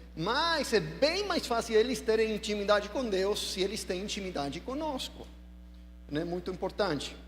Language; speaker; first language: Portuguese; non-native, fluent; English